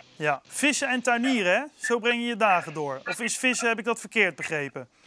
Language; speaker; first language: Dutch; native; Dutch